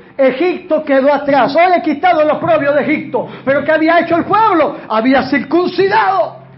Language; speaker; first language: Spanish; native; Spanish